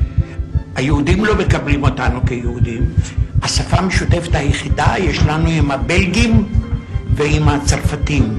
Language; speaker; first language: Hebrew; non-native, fluent; Ladino